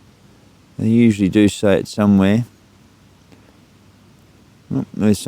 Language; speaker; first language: English; native; English